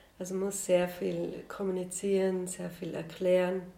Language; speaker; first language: German; native; German